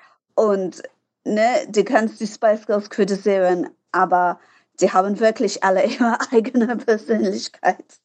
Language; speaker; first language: German; non-native, fluent; English